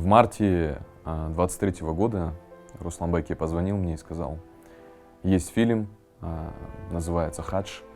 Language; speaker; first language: Russian; non-native, local second language; Kyrgyz